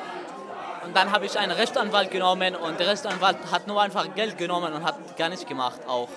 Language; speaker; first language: German; non-native, learner; Arabic